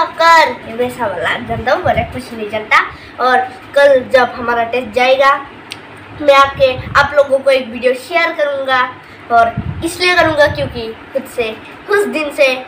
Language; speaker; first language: Hindi; non-native, local second language; Assamese